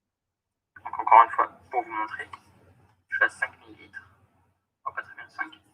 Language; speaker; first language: French; native; French